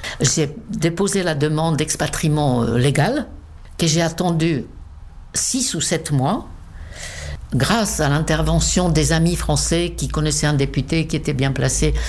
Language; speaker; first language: French; non-native, fluent; Czech